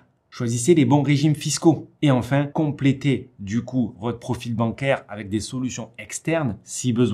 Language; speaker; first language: French; native; French